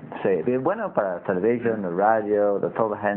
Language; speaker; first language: Spanish; non-native, learner; English